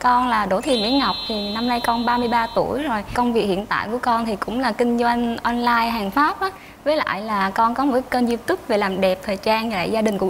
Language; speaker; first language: Vietnamese; native; Vietnamese